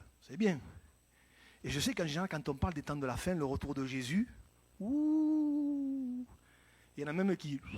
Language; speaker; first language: French; native; French